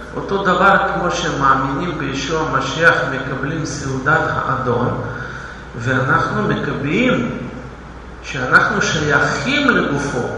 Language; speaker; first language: Hebrew; non-native, fluent; Russian